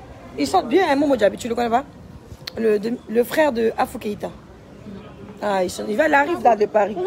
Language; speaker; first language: French; native; French